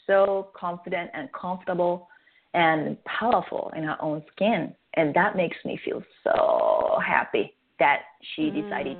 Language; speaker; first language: English; non-native, fluent; Japanese